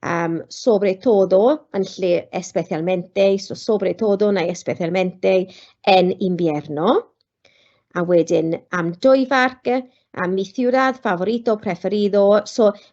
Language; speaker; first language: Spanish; non-native, fluent; Welsh